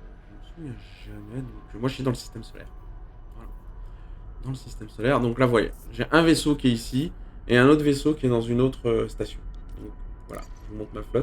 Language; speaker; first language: French; native; French